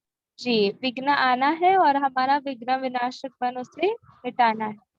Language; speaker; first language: Hindi; native; Hindi